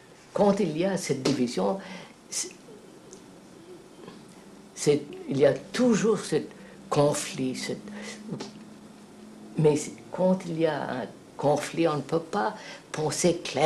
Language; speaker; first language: French; non-native, fluent; Telugu